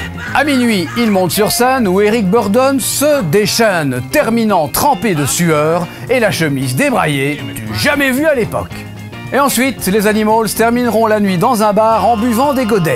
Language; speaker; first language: French; native; French